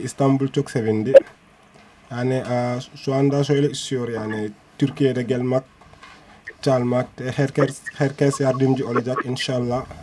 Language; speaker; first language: Turkish; non-native, learner; Wolof